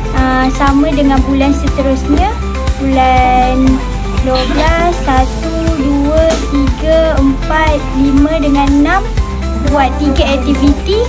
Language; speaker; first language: Malay; native; Malay